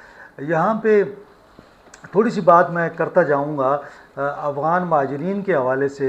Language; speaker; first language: Urdu; native; Urdu